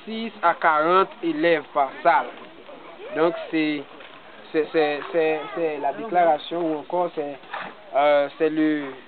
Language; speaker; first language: French; non-native, local second language; Haitian Creole